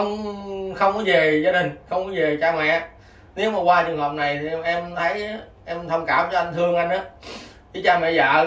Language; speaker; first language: Vietnamese; native; Vietnamese